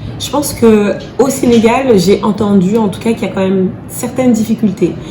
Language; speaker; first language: French; early bilingual, other home language; Wolof